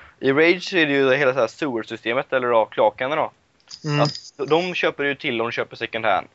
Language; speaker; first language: Swedish; native; Swedish